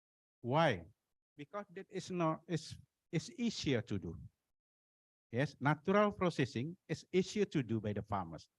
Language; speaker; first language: English; non-native, learner; Indonesian